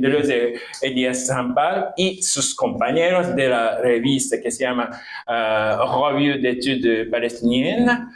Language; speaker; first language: Spanish; non-native, fluent; Japanese